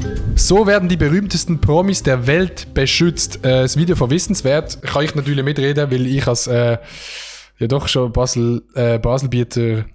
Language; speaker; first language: German; native; German